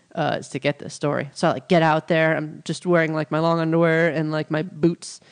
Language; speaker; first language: English; native; English